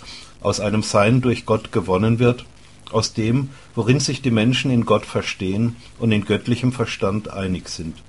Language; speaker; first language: German; native; German